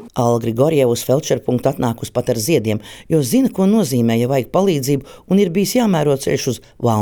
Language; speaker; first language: Latvian; native; Latvian